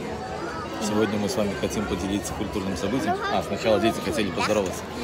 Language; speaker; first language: Russian; native; Russian